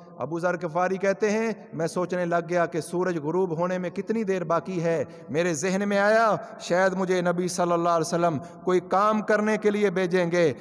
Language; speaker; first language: Urdu; non-native, local second language; Punjabi